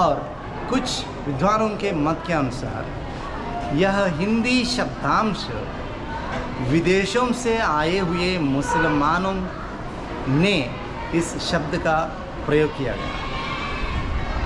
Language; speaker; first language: Hindi; non-native, local second language; Telugu